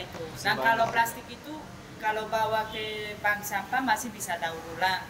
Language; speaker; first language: Indonesian; non-native, fluent; Spanish